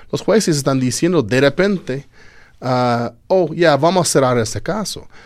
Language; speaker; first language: Spanish; non-native, fluent; English